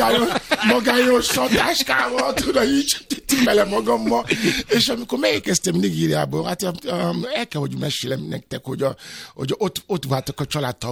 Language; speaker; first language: Hungarian; non-native, fluent; Yoruba